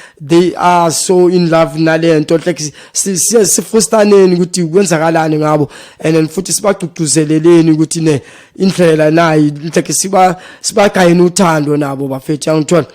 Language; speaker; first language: Zulu; native; Zulu